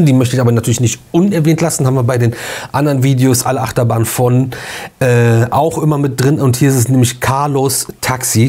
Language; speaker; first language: German; native; German